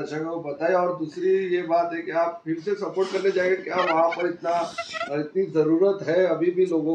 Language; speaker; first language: Hindi; native; Hindi